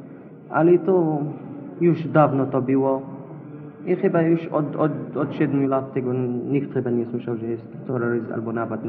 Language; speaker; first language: Polish; non-native, learner; Arabic